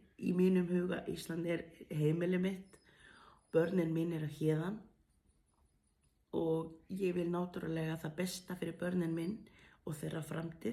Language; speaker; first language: Icelandic; non-native, fluent; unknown